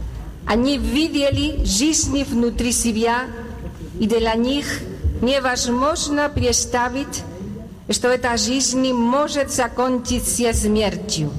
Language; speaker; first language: Russian; non-native, learner; Spanish